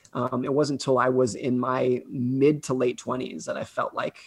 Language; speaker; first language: English; native; English